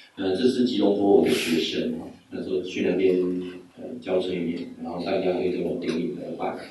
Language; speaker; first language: Chinese; native; Chinese